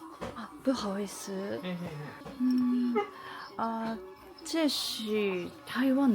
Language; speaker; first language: Chinese; non-native, learner; Japanese